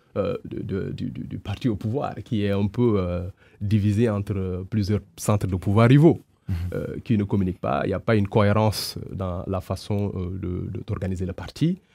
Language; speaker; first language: French; non-native, local second language; Wolof